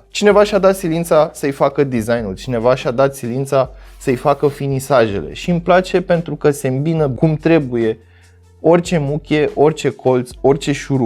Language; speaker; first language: Romanian; native; Romanian